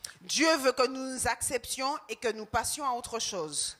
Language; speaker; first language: French; native; French